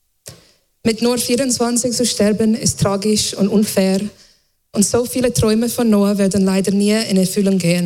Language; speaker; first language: German; non-native, fluent; English